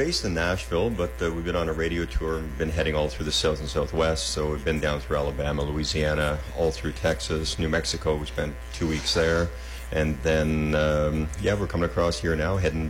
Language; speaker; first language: English; native; English